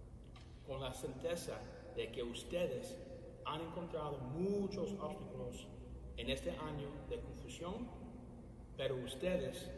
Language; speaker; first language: Spanish; early bilingual, other home language; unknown